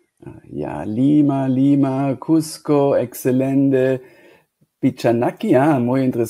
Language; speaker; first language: Spanish; non-native, fluent; German